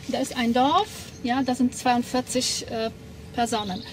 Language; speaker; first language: German; non-native, fluent; Polish